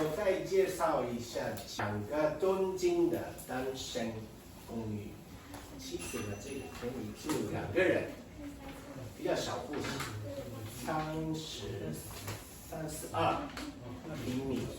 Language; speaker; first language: Chinese; non-native, fluent; Japanese